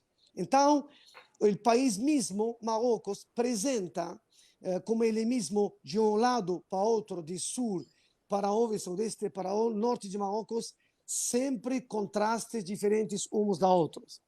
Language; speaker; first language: Portuguese; non-native, fluent; Arabic